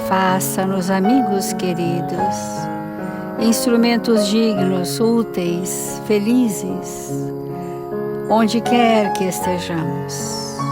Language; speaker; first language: Portuguese; native; Portuguese